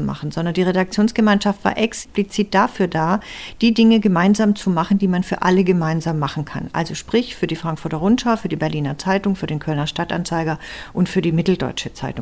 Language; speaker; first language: German; native; German